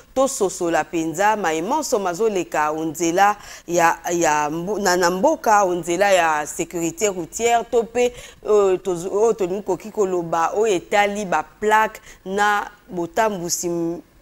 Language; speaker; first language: Lingala; native; Lingala